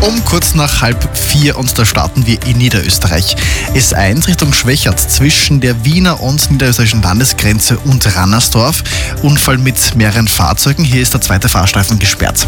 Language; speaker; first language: German; native; German